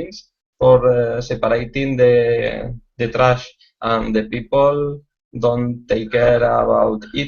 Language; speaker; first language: English; non-native, learner; Spanish